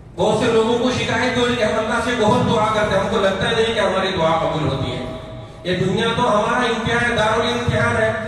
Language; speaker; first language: Urdu; non-native, local second language; Konkani